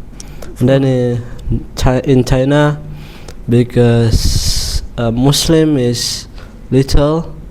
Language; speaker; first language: English; non-native, learner; Indonesian